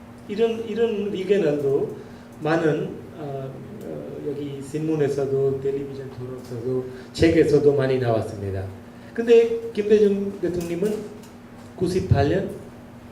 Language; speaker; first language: Korean; non-native, learner; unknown